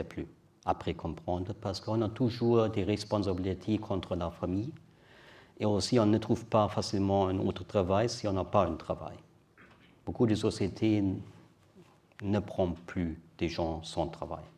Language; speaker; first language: French; non-native, learner; German